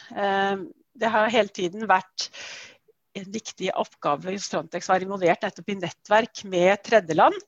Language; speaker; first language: Norwegian; native; Norwegian